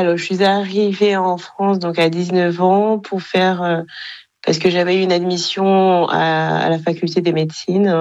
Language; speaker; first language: French; non-native, local second language; Kinyarwanda